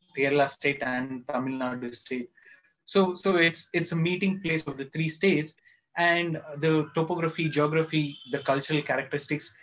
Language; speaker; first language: English; non-native, local second language; Kannada